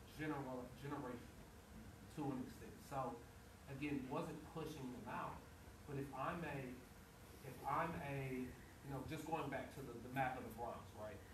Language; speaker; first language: English; native; English